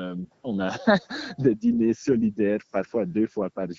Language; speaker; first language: French; non-native, local second language; Dutch